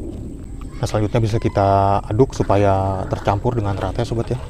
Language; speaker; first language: Indonesian; native; Indonesian